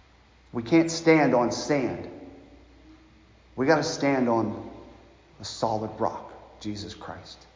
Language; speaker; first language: English; native; English